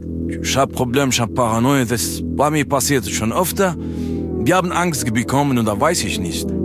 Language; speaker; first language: German; non-native, learner; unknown